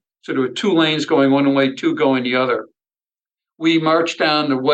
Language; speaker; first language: English; native; English